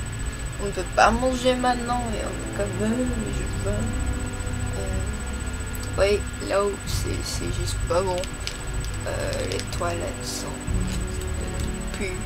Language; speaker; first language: French; non-native, learner; English